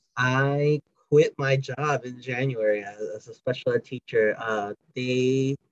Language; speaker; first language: English; early bilingual, other home language; Spanish